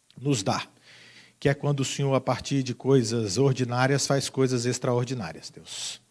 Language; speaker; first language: Portuguese; native; Portuguese